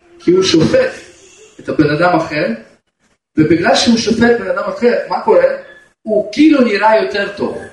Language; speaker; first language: Hebrew; non-native, fluent; Russian